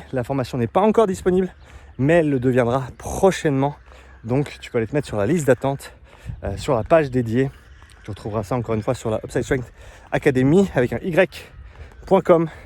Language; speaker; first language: French; native; French